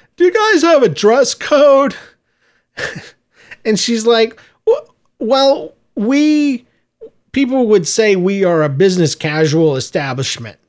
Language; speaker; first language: English; native; English